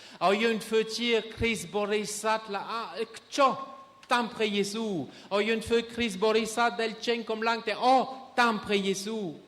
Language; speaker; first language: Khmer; non-native, fluent; French